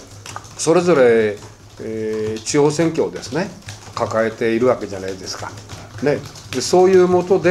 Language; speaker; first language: Japanese; native; Japanese